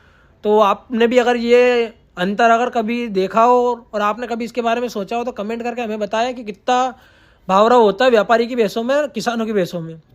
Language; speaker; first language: Hindi; native; Hindi